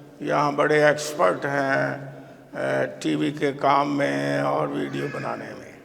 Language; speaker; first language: Urdu; non-native, local second language; Punjabi